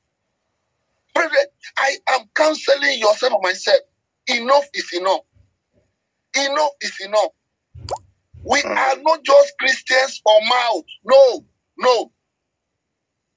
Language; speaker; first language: English; non-native, local second language; Yoruba